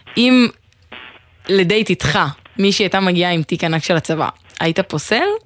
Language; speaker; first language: Hebrew; native; Hebrew